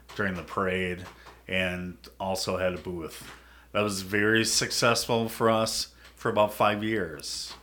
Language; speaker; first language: English; native; English